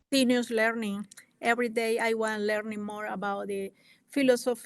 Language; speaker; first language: English; non-native, learner; Spanish